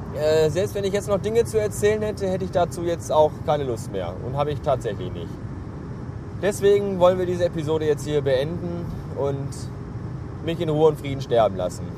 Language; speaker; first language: German; native; German